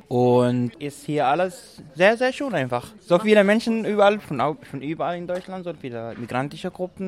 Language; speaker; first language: German; non-native, local second language; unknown